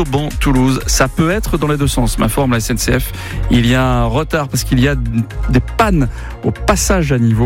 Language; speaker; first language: French; native; French